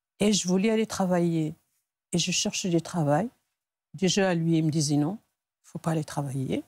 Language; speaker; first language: French; non-native, local second language; Arabic